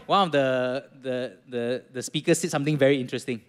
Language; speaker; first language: English; native; English